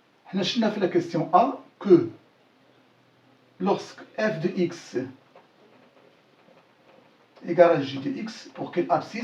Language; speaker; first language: French; non-native, local second language; Arabic